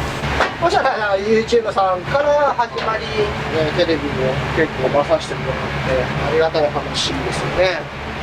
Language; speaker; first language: Japanese; native; Japanese